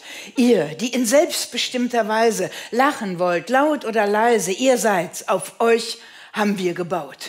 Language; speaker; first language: German; native; German